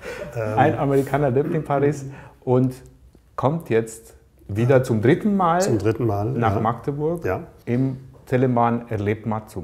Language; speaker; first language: German; native; German